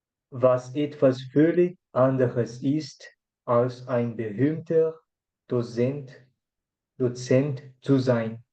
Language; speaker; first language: German; non-native, learner; Portuguese